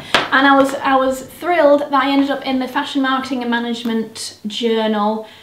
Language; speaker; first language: English; native; English